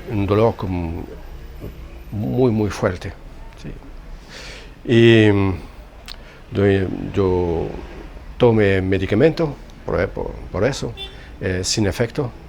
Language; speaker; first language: Spanish; non-native, learner; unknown